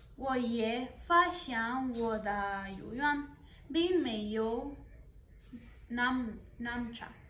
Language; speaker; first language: Chinese; non-native, learner; Spanish